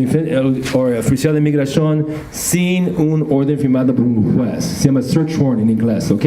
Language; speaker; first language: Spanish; non-native, fluent; English